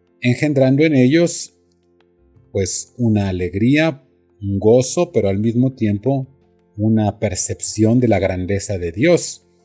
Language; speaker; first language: Spanish; native; Spanish